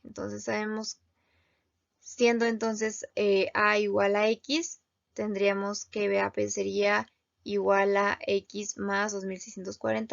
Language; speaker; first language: Spanish; native; Spanish